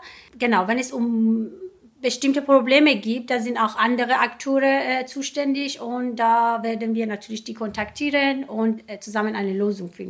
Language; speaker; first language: German; non-native, fluent; Persian